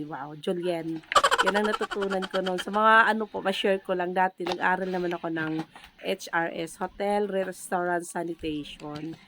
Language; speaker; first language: Filipino; non-native, local second language; Cebuano